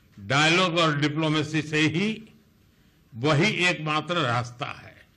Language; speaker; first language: Hindi; non-native, local second language; Gujarati